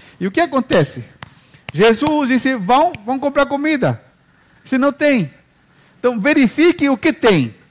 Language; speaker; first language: Portuguese; non-native, fluent; Spanish